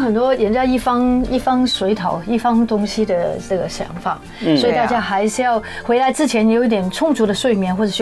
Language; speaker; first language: Chinese; native; Chinese